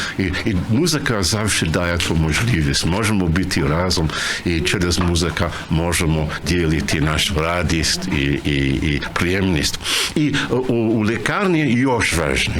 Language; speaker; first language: Ukrainian; non-native, learner; English